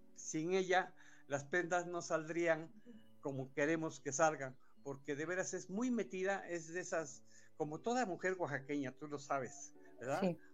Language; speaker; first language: Spanish; native; Spanish